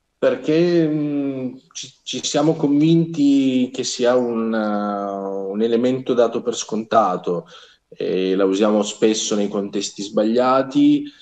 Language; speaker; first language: Italian; native; Italian